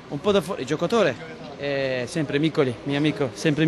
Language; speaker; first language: Italian; non-native, learner; Turkish